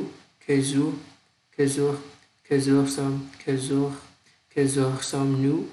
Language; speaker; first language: French; non-native, learner; Vietnamese